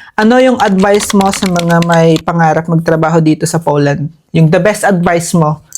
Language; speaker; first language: Filipino; native; Filipino